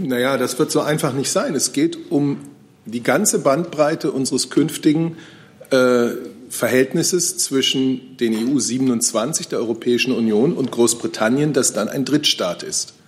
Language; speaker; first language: German; native; German